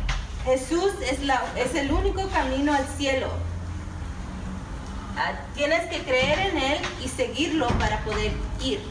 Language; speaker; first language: Spanish; early bilingual, heritage; Spanish